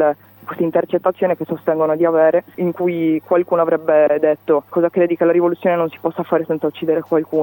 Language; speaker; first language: Italian; native; Italian